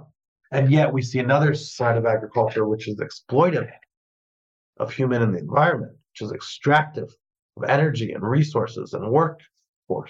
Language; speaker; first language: English; native; English